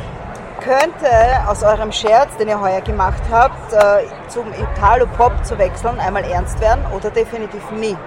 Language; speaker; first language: German; native; German